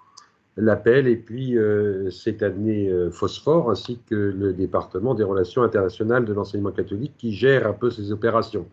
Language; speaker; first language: French; native; French